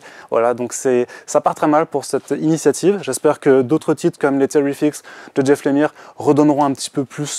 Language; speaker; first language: French; native; French